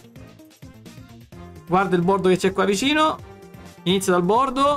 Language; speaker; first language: Italian; native; Italian